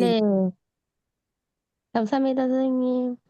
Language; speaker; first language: Korean; non-native, learner; Vietnamese